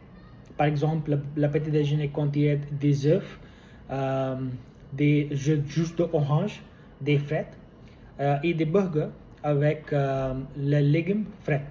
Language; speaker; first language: French; non-native, learner; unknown